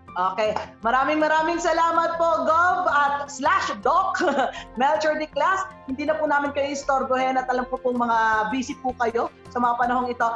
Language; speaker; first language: Filipino; native; Filipino